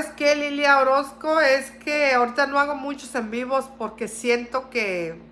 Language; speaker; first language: Spanish; native; Spanish